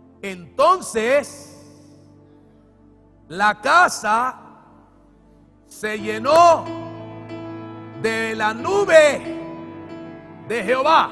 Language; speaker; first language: Spanish; native; Spanish